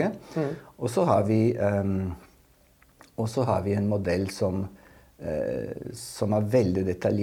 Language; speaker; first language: Norwegian; non-native, fluent; Italian